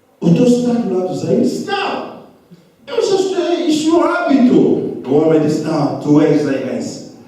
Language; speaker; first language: Portuguese; non-native, fluent; Lingala